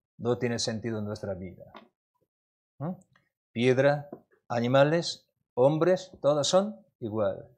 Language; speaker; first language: Spanish; non-native, learner; Korean